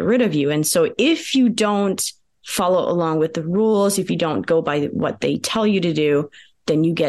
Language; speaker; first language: English; early bilingual, other home language; Pennsylvania German